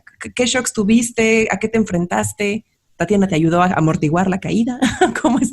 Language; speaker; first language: Spanish; native; Spanish